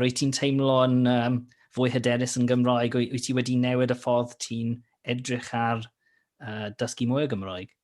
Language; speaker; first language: Welsh; non-native, fluent; English